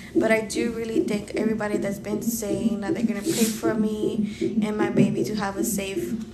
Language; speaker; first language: English; early bilingual, other home language; Spanish